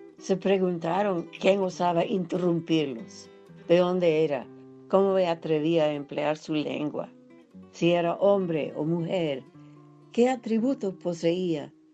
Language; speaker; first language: Spanish; non-native, fluent; English